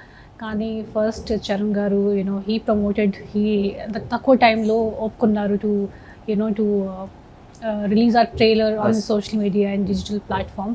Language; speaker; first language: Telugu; non-native, fluent; Hindi